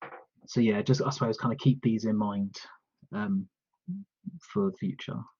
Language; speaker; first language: English; native; English